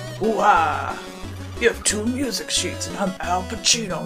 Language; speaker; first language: English; native; English